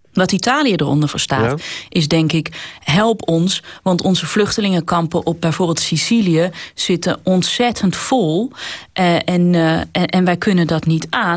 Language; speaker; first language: Dutch; native; Dutch